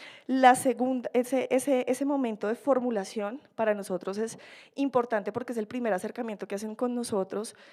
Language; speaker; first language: Spanish; native; Spanish